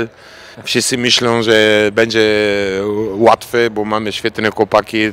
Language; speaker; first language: Polish; non-native, fluent; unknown